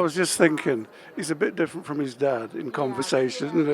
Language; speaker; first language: English; native; English